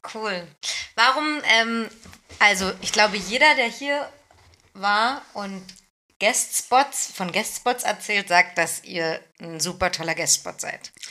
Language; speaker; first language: German; native; German